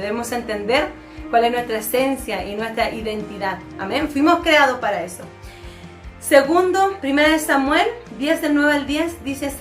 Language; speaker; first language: Spanish; native; Spanish